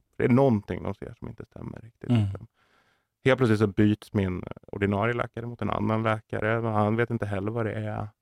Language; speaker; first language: Swedish; native; Swedish